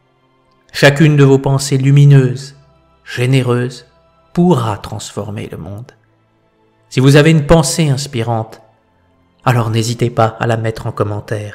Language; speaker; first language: French; native; French